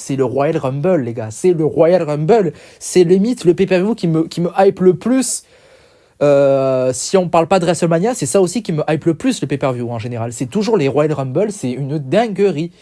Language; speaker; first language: French; native; French